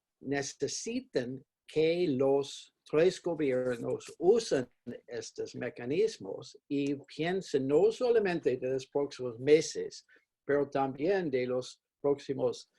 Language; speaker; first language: Spanish; non-native, fluent; English